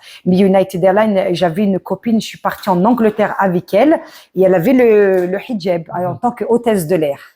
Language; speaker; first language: French; early bilingual, other home language; Arabic